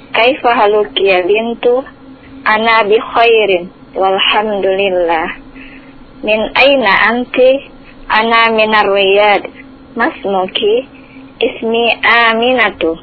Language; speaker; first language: Arabic; non-native, learner; Indonesian